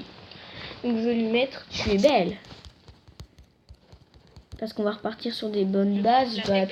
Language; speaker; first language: French; native; French